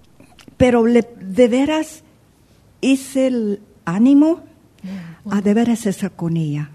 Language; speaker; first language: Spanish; early bilingual, heritage; Spanish